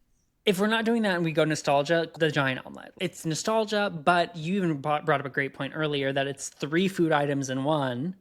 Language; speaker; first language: English; native; English